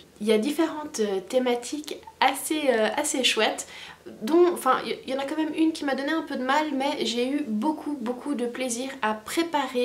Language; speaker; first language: French; native; French